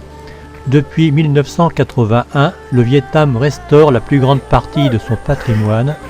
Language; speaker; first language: French; native; French